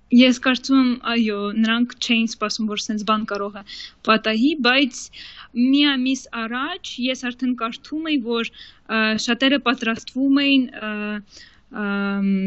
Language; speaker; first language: Armenian; early bilingual, heritage; Armenian